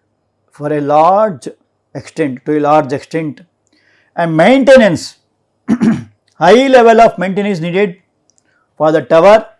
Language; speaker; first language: English; non-native, local second language; Kannada